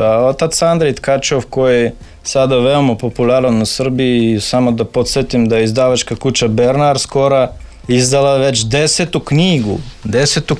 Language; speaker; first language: Serbian; non-native, fluent; Russian